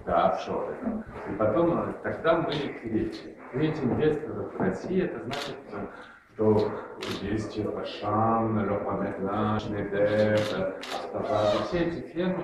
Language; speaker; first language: Russian; non-native, fluent; French